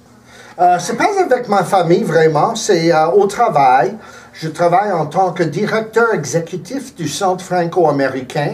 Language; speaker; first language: French; early bilingual, heritage; English